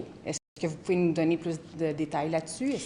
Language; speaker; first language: French; native; French